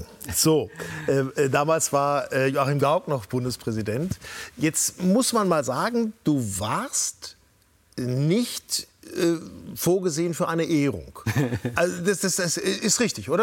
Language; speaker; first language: German; native; German